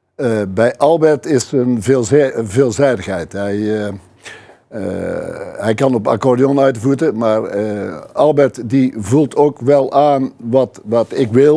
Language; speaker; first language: Dutch; native; Dutch